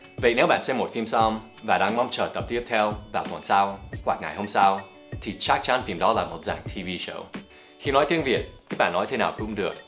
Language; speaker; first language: Vietnamese; non-native, fluent; English